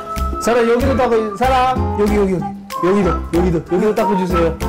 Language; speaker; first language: Korean; non-native, fluent; Japanese